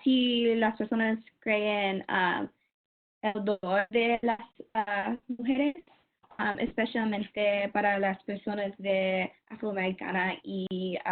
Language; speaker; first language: Spanish; non-native, learner; English